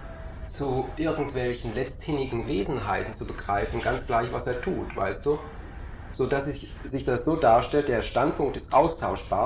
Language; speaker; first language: German; native; German